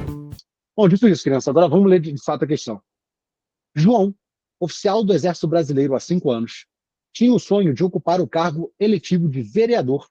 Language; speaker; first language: Portuguese; native; Portuguese